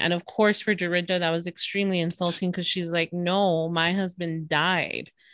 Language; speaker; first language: English; early bilingual, other home language; Spanish